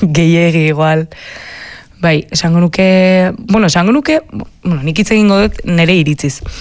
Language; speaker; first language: Basque; native; Basque